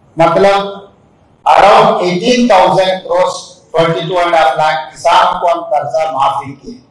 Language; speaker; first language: Hindi; non-native, local second language; Telugu